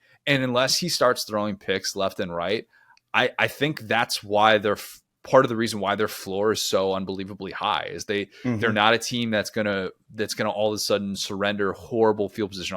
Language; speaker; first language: English; native; English